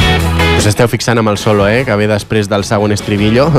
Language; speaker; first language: Catalan; native; Catalan